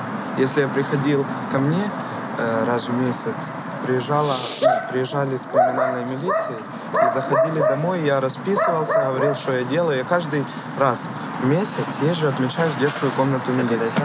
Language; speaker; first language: Russian; native; Russian